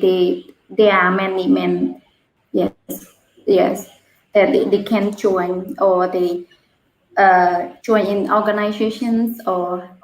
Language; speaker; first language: English; non-native, learner; Khmer